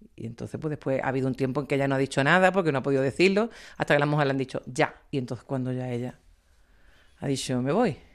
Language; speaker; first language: Spanish; native; Spanish